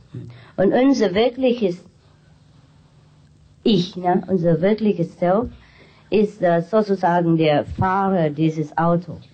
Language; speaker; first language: German; non-native, fluent; Vietnamese